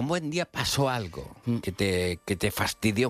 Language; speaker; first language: Spanish; native; Spanish